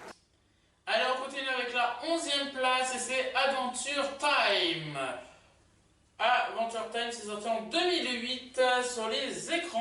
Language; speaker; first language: French; native; French